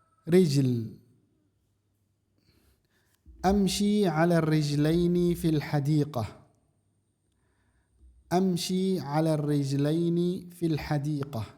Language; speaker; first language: Arabic; non-native, fluent; Indonesian